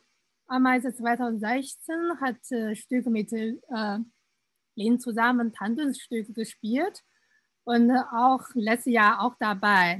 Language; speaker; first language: German; non-native, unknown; Chinese